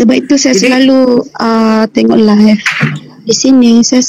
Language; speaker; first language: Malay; non-native, local second language; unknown